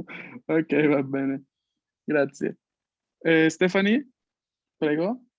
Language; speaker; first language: Italian; non-native, fluent; Spanish